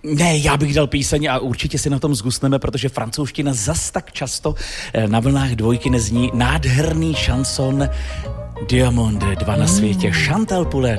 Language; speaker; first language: Czech; native; Czech